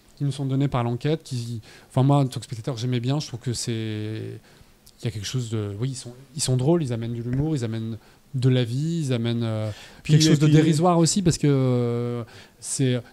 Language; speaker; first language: French; native; French